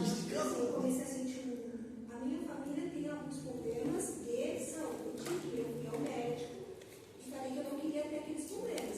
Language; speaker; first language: Portuguese; native; Portuguese